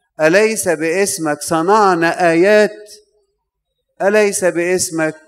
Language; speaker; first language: Arabic; native; Arabic